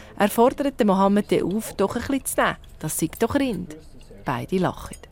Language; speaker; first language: German; native; German